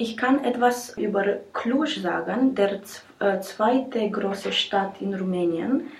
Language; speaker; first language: German; non-native, learner; Romanian